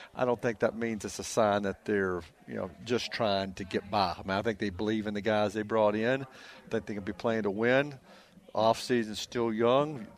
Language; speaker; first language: English; native; English